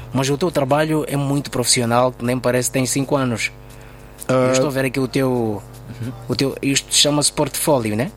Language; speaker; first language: Portuguese; native; Portuguese